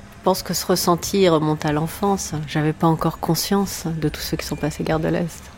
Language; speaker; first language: French; native; French